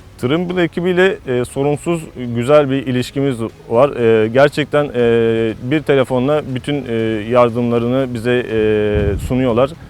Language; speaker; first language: Turkish; native; Turkish